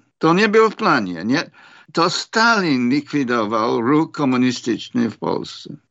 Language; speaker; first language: Polish; non-native, fluent; English